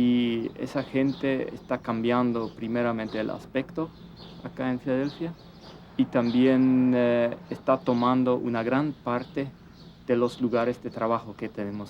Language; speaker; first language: Spanish; early bilingual, heritage; Plautdietsch